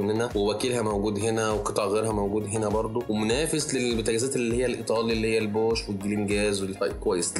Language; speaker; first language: Arabic; native; Arabic